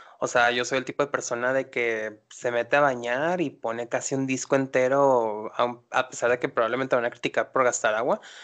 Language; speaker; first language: Spanish; native; Spanish